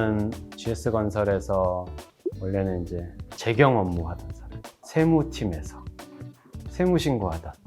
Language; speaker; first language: Korean; native; Korean